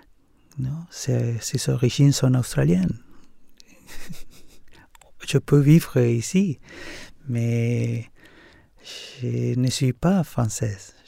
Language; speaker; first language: French; non-native, learner; Spanish